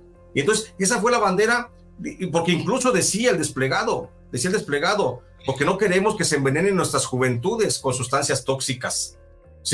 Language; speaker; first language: Spanish; native; Spanish